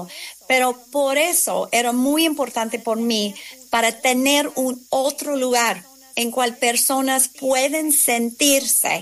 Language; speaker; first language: Spanish; non-native, fluent; English